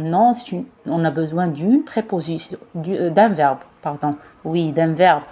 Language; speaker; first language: French; non-native, local second language; Arabic